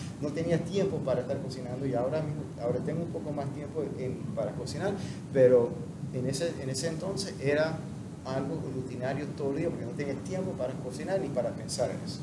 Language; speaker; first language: Spanish; non-native, fluent; English